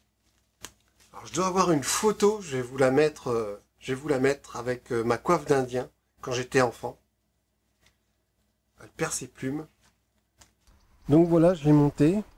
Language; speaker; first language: French; native; French